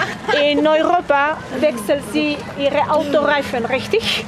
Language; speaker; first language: German; non-native, fluent; Spanish